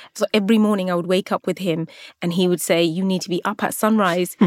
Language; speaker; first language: English; native; English